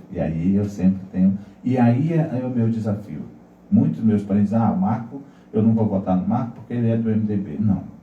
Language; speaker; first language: Portuguese; non-native, local second language; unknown